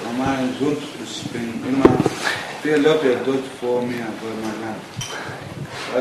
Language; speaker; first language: German; non-native, learner; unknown